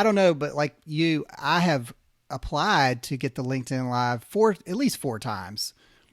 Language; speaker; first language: English; native; English